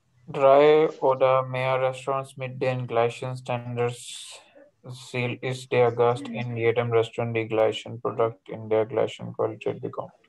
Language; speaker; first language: German; non-native, learner; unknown